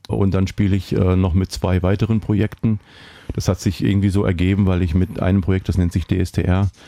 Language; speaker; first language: German; native; German